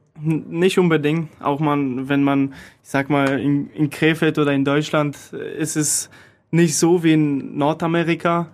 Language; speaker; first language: German; early bilingual, other home language; Polish